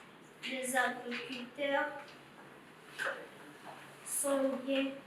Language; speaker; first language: French; non-native, learner; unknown